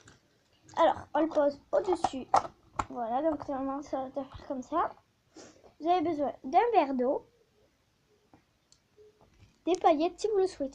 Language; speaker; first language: French; native; French